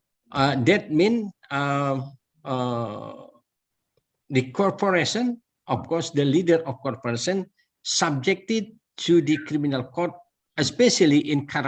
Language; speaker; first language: English; non-native, learner; Indonesian